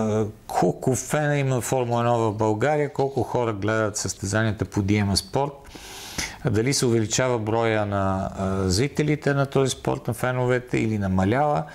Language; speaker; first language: Bulgarian; native; Bulgarian